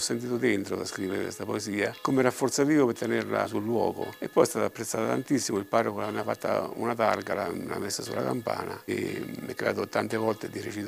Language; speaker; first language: Italian; native; Italian